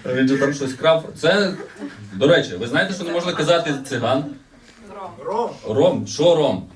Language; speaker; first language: Ukrainian; native; Ukrainian